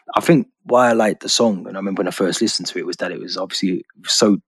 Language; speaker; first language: English; native; English